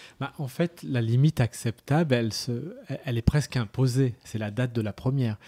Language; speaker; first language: French; early bilingual, other home language; Arabic